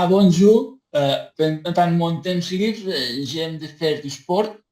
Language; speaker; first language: French; non-native, learner; Spanish